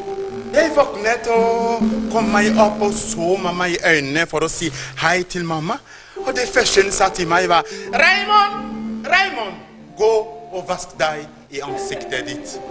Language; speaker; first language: Norwegian; non-native, fluent; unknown